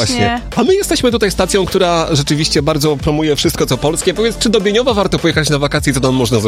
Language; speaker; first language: Polish; native; Polish